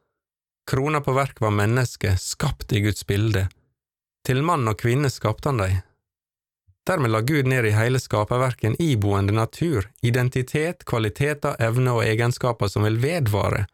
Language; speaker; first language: Norwegian; native; Norwegian